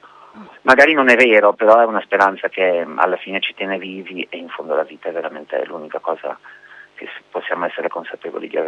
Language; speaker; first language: Italian; native; Italian